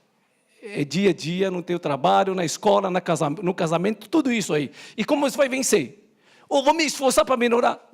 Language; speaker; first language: Portuguese; native; Portuguese